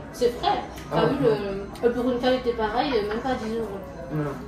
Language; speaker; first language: French; native; French